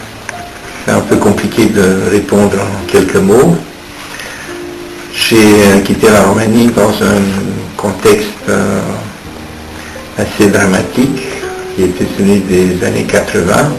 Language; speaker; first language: French; non-native, fluent; Romanian